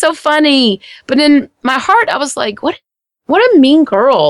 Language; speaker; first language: English; native; English